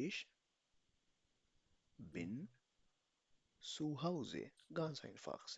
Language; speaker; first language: German; non-native, fluent; Urdu